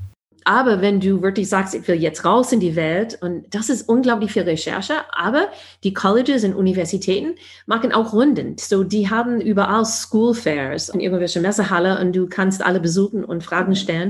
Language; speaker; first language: German; non-native, fluent; English